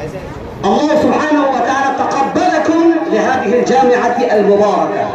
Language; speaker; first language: Arabic; non-native, fluent; Urdu